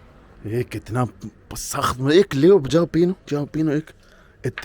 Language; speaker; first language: Hindi; non-native, local second language; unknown